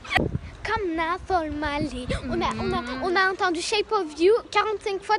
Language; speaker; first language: French; native; French